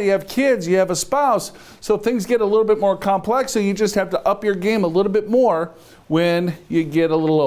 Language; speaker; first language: English; native; English